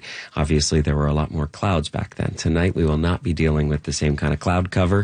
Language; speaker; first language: English; native; English